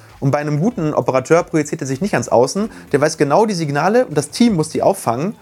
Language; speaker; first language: German; native; German